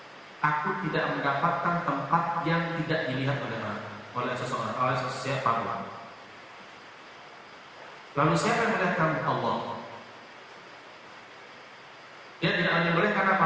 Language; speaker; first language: Indonesian; native; Indonesian